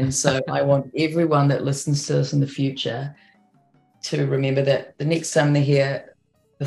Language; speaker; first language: English; native; English